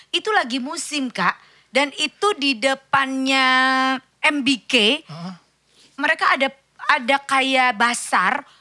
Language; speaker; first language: Indonesian; native; Indonesian